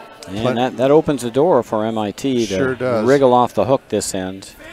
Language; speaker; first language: English; native; English